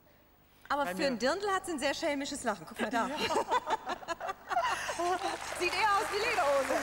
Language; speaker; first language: German; native; German